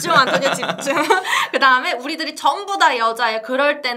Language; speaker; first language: Korean; native; Korean